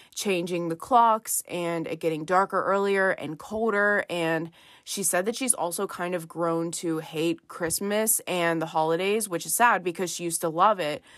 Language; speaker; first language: English; native; English